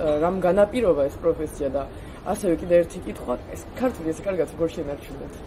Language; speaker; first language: Georgian; early bilingual, heritage; Georgian